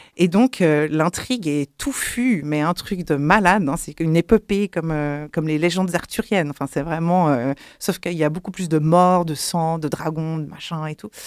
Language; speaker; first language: French; non-native, local second language; German